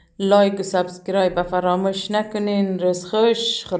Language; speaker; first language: Persian; native; Persian